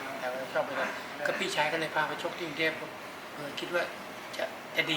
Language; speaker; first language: Thai; native; Thai